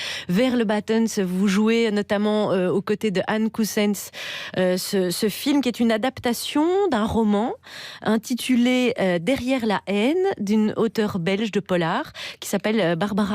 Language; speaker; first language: French; native; French